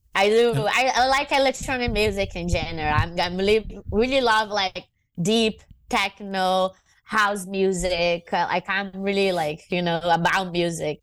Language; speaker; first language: English; non-native, fluent; Portuguese